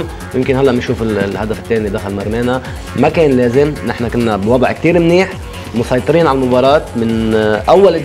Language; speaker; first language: Arabic; native; Arabic